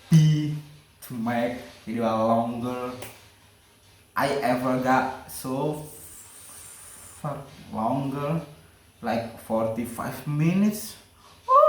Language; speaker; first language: English; non-native, learner; Indonesian